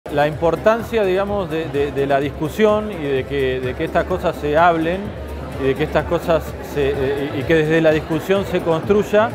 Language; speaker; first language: Spanish; native; Spanish